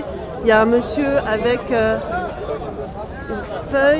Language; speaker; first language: French; native; French